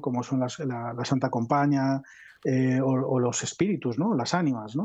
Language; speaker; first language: Spanish; native; Spanish